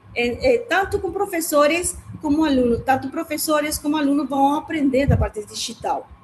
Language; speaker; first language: Portuguese; non-native, learner; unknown